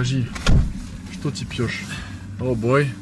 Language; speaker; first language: Russian; non-native, learner; French